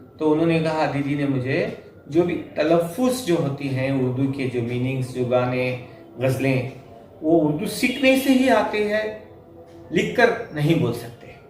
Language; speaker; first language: Urdu; native; Urdu